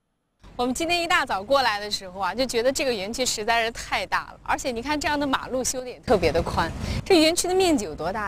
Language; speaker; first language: Chinese; native; Chinese